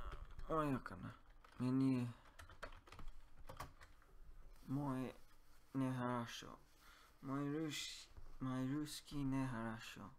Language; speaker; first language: Russian; non-native, learner; English